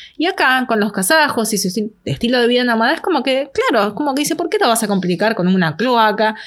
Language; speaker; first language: Spanish; native; Spanish